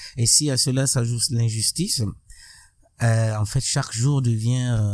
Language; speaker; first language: French; non-native, local second language; Mossi